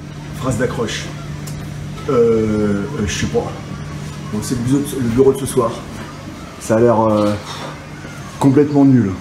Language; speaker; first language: French; native; French